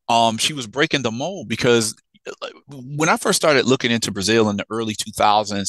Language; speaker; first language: English; native; English